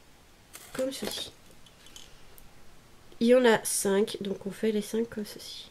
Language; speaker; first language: French; native; French